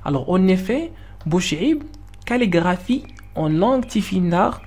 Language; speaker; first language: French; non-native, local second language; Arabic